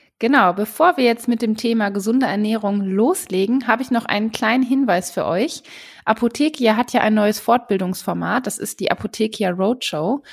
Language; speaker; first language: German; native; German